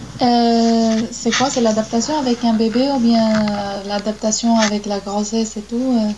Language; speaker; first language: French; non-native, local second language; Arabic